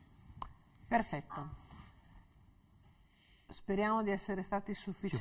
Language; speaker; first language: Italian; native; Italian